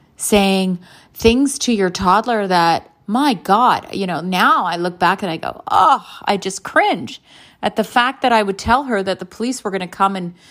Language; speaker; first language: English; native; English